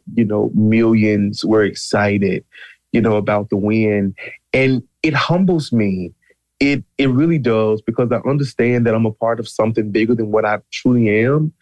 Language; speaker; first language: English; native; English